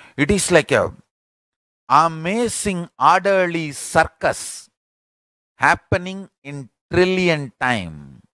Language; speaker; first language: English; non-native, local second language; Tamil